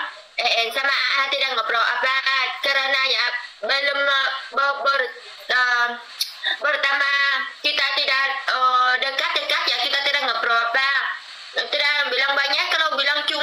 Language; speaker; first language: Indonesian; non-native, learner; Vietnamese